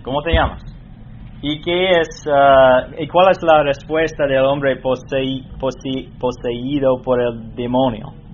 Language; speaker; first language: Spanish; non-native, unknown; English